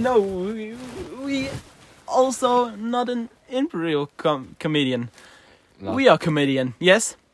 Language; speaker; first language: English; non-native, learner; German